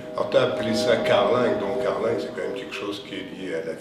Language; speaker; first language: French; native; French